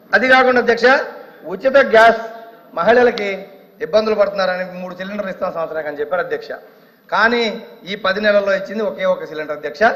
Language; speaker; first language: Telugu; native; Telugu